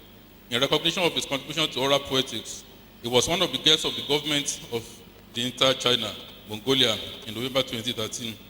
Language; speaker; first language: English; non-native, local second language; Yoruba